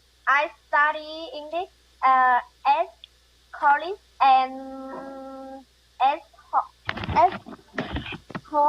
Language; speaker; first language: English; non-native, learner; Vietnamese